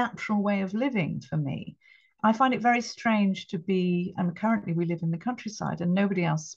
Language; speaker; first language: English; native; English